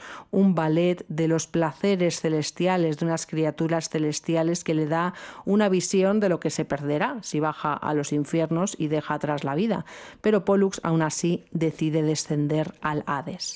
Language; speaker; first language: Spanish; native; Spanish